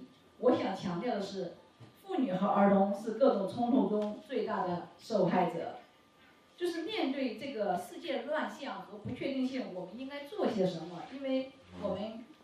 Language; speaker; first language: Chinese; native; Chinese